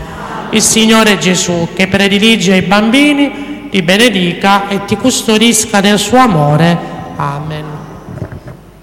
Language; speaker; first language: Italian; native; Italian